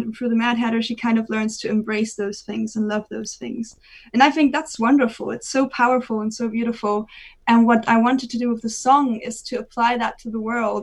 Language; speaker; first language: English; non-native, fluent; German